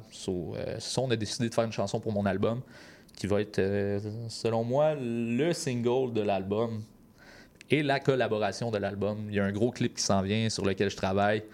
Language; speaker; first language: French; native; French